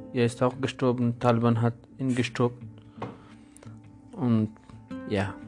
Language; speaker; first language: German; non-native, learner; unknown